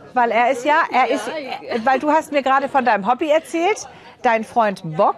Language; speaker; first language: German; native; German